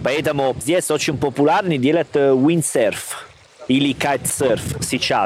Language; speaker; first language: Russian; non-native, learner; Italian